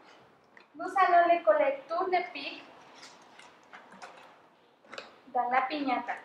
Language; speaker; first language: French; non-native, fluent; Spanish